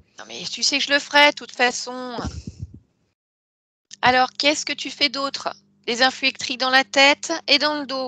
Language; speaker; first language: French; native; French